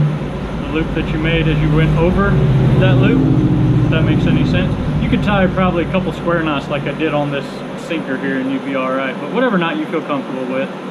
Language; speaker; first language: English; native; English